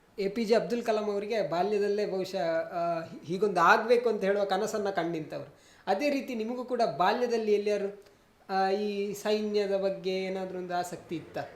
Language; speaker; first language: Kannada; native; Kannada